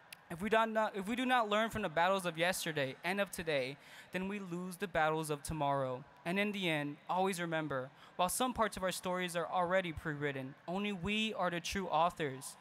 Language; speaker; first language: English; early bilingual, other home language; Spanish